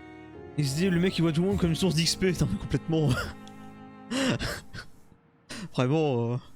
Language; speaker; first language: French; native; French